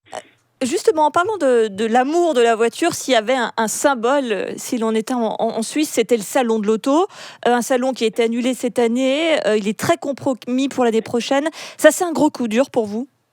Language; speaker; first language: French; native; French